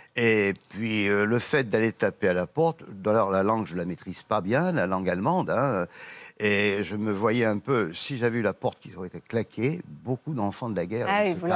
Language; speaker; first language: French; native; French